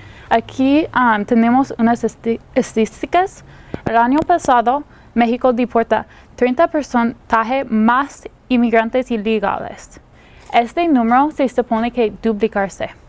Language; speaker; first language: Spanish; non-native, learner; English